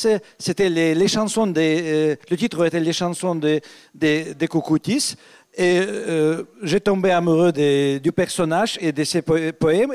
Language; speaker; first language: French; non-native, fluent; Russian